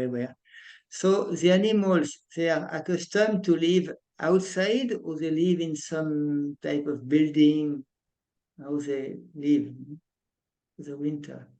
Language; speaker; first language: English; non-native, fluent; French